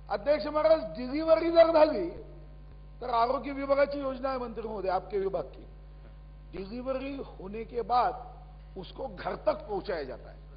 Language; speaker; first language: Hindi; non-native, local second language; Marathi